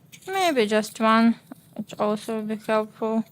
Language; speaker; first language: English; non-native, learner; Ukrainian